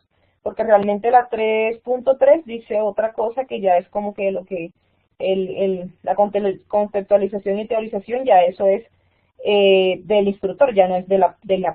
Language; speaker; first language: Spanish; native; Spanish